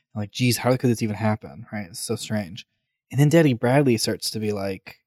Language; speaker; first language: English; native; English